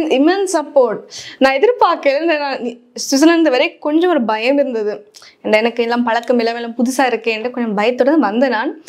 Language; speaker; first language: Tamil; early bilingual, heritage; Tamil